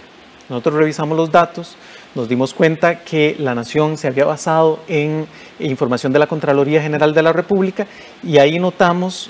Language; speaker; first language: Spanish; native; Spanish